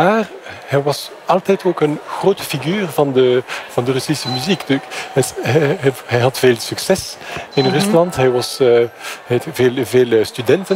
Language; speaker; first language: Dutch; non-native, fluent; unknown